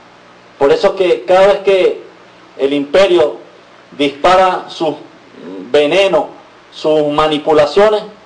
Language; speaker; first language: Spanish; native; Spanish